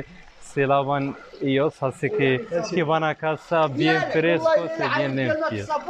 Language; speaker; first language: Spanish; non-native, fluent; Arabic